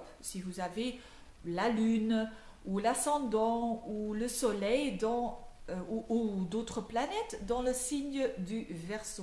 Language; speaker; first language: French; non-native, local second language; Dutch